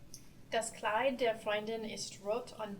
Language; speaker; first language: German; non-native, learner; English